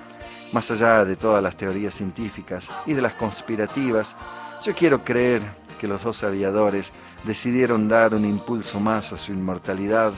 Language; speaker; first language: Spanish; native; Spanish